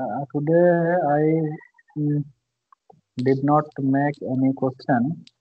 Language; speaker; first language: English; non-native, learner; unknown